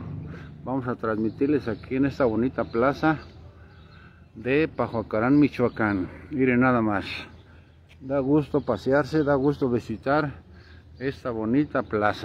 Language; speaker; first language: Spanish; native; Spanish